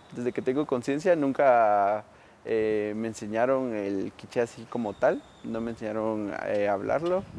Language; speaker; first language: Spanish; native; Spanish